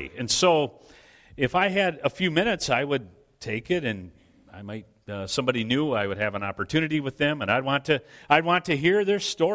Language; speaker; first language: English; native; English